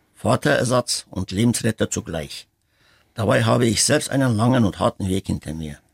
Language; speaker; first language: German; early bilingual, other home language; Turkish